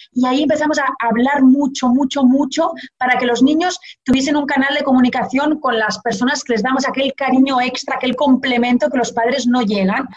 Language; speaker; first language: Spanish; early bilingual, heritage; Portuguese